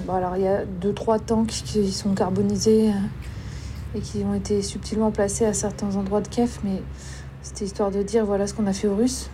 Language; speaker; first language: French; native; French